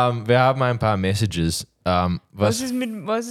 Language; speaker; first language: German; non-native, learner; English